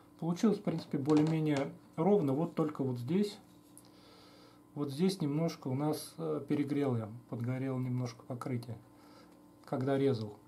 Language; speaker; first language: Russian; native; Russian